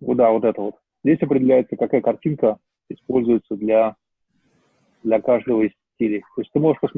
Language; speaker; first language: Russian; native; Russian